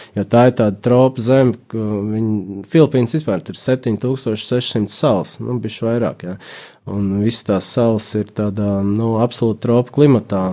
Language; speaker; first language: Latvian; native; Latvian